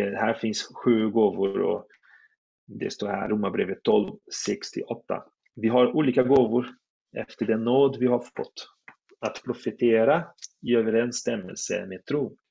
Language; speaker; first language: Swedish; non-native, fluent; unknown